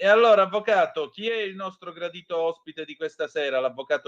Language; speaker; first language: Italian; native; Italian